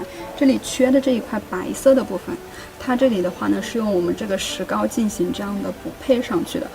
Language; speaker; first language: Chinese; native; Chinese